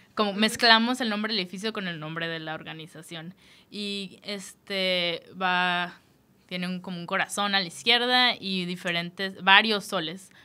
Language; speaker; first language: Spanish; native; Spanish